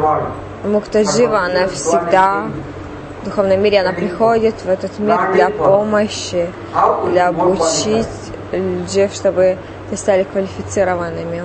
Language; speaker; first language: Russian; native; Russian